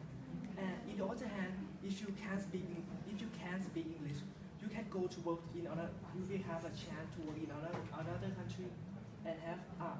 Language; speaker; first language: English; non-native, learner; Thai